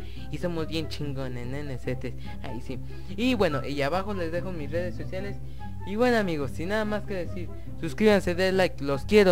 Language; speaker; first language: Spanish; native; Spanish